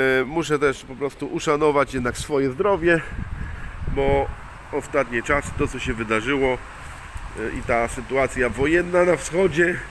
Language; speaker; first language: Polish; native; Polish